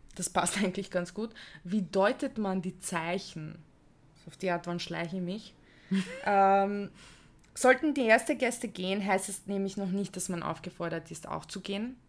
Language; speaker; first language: German; early bilingual, other home language; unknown